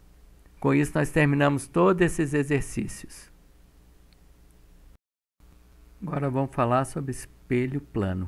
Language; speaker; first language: Portuguese; native; Portuguese